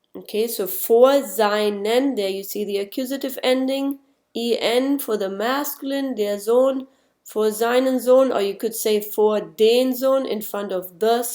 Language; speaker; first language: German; non-native, fluent; English